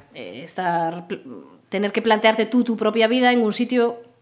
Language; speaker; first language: Spanish; native; Spanish